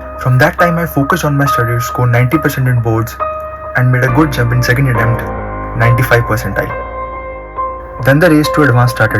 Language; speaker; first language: English; non-native, local second language; Hindi